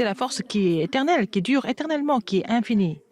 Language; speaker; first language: French; non-native, fluent; Korean